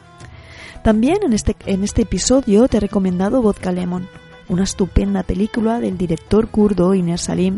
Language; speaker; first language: Spanish; native; Spanish